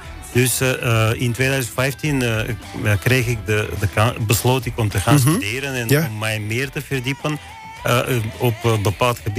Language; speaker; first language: Dutch; non-native, fluent; Bulgarian